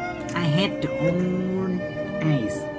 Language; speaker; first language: English; non-native, learner; Vietnamese